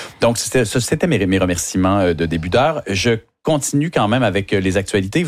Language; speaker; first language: French; native; French